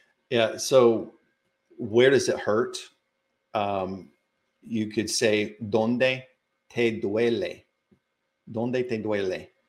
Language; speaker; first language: Spanish; non-native, fluent; English